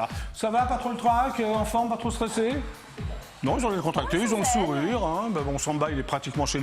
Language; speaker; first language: French; native; French